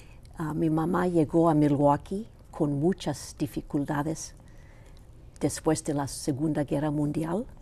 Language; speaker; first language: Spanish; non-native, local second language; Greek